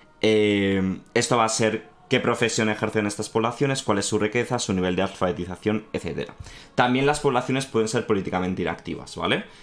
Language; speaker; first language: Spanish; native; Spanish